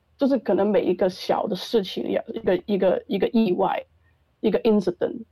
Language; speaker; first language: Chinese; non-native, local second language; Cantonese